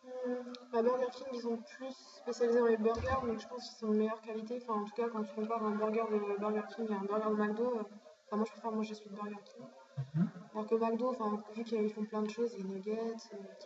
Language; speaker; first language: French; native; French